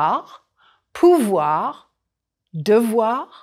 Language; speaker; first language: French; non-native, fluent; English